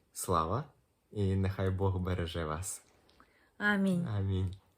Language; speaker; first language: Ukrainian; non-native, local second language; Russian